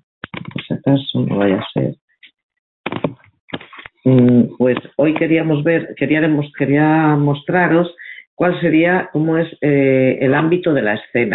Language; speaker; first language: Spanish; native; Spanish